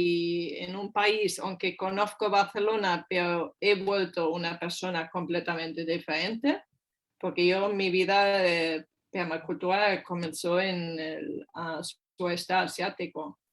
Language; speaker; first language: Spanish; non-native, fluent; German